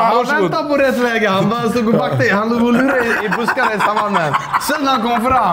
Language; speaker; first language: Swedish; native; Swedish